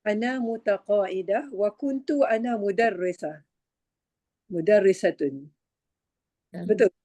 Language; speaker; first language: Arabic; non-native, learner; Malay